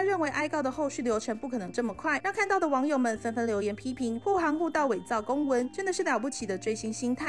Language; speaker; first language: Chinese; native; Chinese